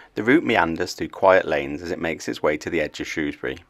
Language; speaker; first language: English; native; English